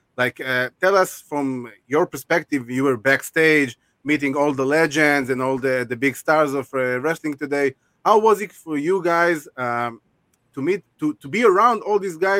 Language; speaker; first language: English; non-native, fluent; Hebrew